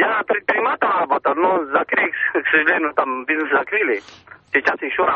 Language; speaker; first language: Russian; non-native, learner; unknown